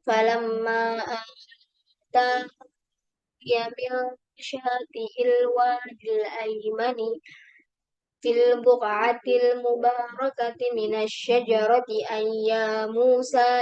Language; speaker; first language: Arabic; non-native, learner; Indonesian